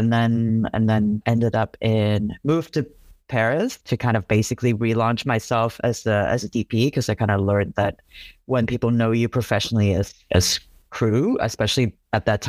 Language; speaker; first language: English; non-native, local second language; Cantonese